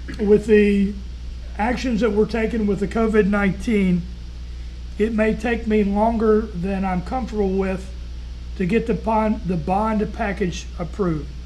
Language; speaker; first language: English; native; English